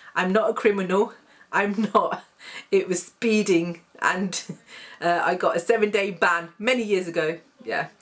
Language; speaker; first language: English; native; English